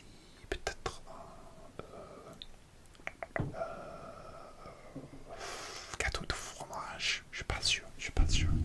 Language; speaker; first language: French; non-native, learner; English